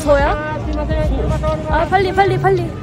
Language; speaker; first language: Korean; non-native, fluent; Japanese